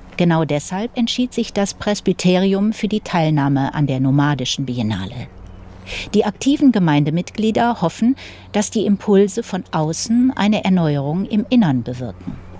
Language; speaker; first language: German; native; German